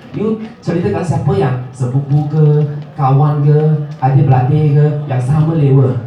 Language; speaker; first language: Malay; non-native, local second language; Min Nan Chinese